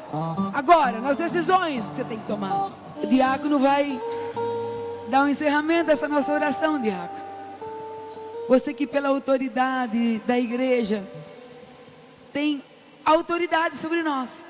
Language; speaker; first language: Portuguese; native; Portuguese